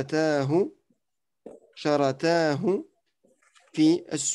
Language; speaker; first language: Arabic; non-native, fluent; French